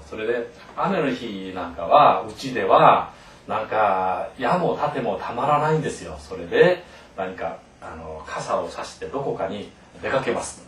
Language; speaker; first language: Japanese; non-native, fluent; Korean